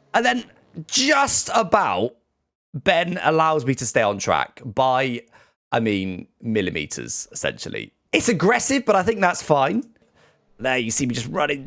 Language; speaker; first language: English; native; English